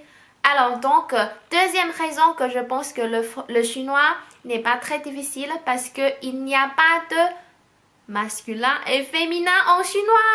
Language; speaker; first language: French; non-native, fluent; Chinese